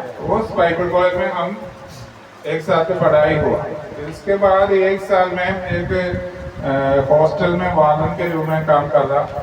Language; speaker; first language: Hindi; non-native, local second language; Malayalam